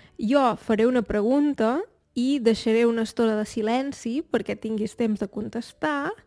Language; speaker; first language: Catalan; native; Catalan